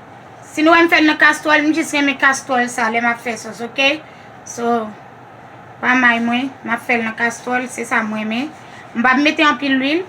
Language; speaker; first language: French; non-native, learner; Haitian Creole